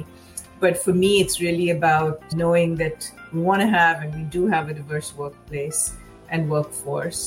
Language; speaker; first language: English; non-native, local second language; Hindi